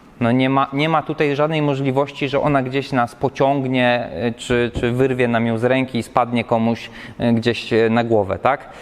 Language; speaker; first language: Polish; native; Polish